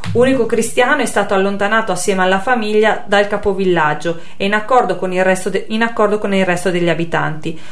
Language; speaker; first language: Italian; native; Italian